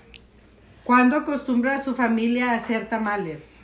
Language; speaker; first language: Spanish; early bilingual, heritage; Spanish